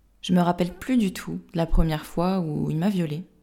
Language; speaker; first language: French; native; French